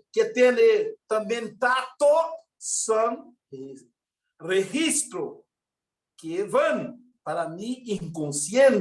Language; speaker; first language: Spanish; non-native, learner; Portuguese